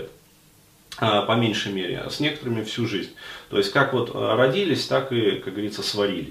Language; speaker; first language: Russian; native; Russian